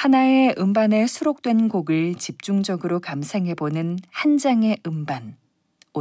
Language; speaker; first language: Korean; native; Korean